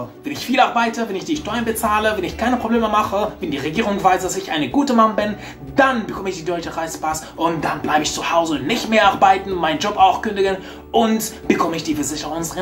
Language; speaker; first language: German; non-native, fluent; Arabic